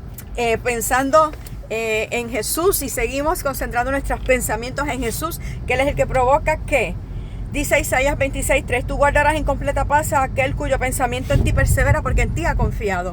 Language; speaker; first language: Spanish; native; Spanish